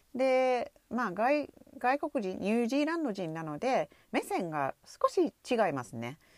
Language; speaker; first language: Japanese; non-native, fluent; English